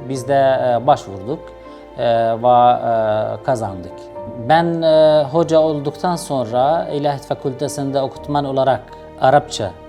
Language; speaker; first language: Turkish; non-native, fluent; Arabic